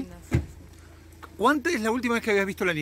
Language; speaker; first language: Spanish; native; Spanish